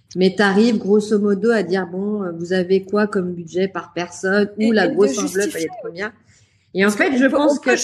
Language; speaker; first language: French; native; French